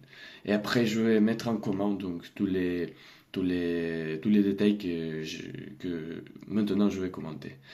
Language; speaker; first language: French; non-native, learner; Russian